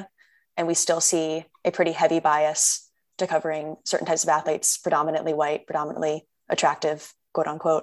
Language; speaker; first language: English; native; English